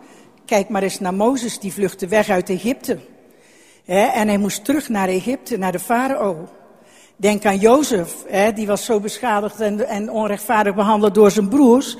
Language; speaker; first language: Dutch; native; Dutch